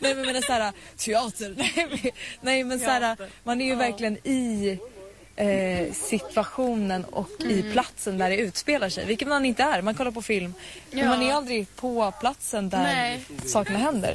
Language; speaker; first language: Swedish; native; Swedish